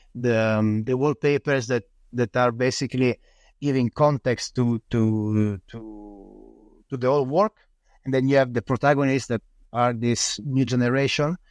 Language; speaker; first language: English; non-native, fluent; Italian